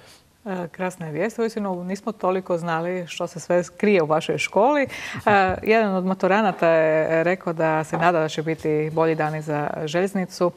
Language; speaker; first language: Croatian; native; Croatian